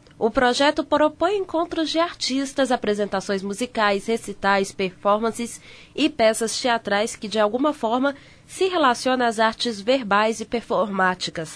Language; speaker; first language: Portuguese; native; Portuguese